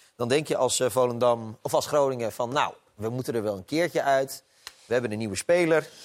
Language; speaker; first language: Dutch; native; Dutch